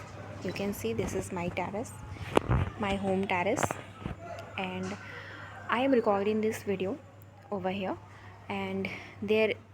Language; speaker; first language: English; non-native, local second language; Hindi